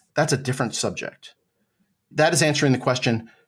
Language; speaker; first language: English; native; English